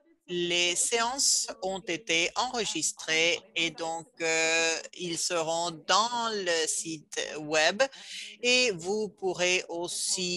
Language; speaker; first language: French; non-native, fluent; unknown